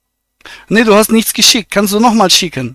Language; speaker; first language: German; native; German